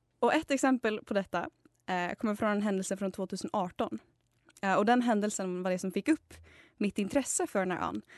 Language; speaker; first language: Swedish; native; Swedish